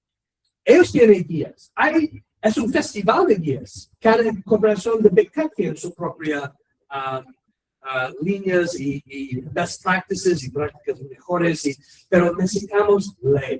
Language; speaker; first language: Spanish; non-native, learner; English